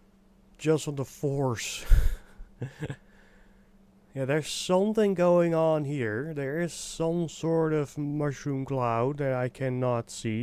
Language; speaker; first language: English; non-native, fluent; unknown